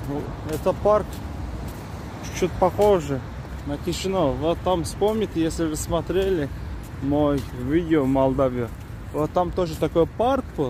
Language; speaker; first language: Russian; non-native, learner; Azerbaijani